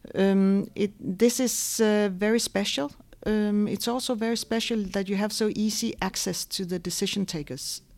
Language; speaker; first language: English; non-native, fluent; Danish